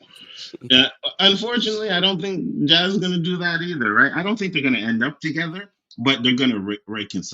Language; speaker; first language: English; native; English